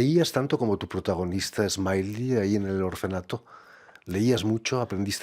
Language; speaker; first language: Spanish; native; Spanish